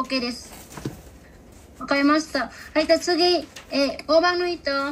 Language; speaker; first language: Japanese; non-native, fluent; Bangla